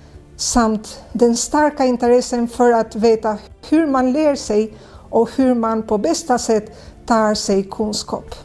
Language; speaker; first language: Swedish; non-native, fluent; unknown